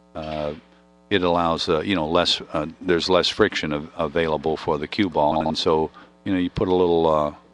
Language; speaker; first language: English; native; English